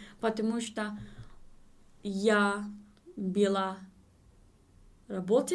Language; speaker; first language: Russian; non-native, learner; English